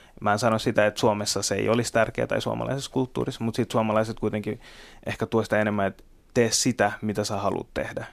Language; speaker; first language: Finnish; early bilingual, other home language; Bangla